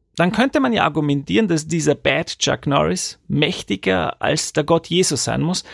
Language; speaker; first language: German; native; German